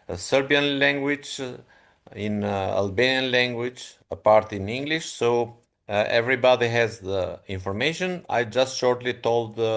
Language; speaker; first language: English; non-native, fluent; Albanian